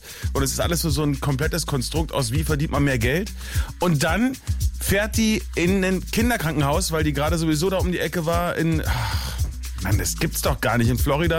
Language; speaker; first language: German; native; German